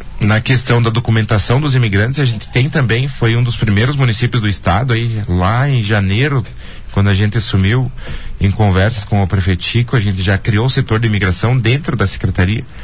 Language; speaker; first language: Portuguese; native; Portuguese